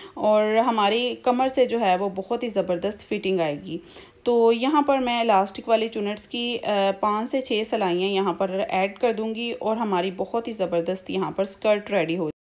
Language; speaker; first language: Urdu; native; Urdu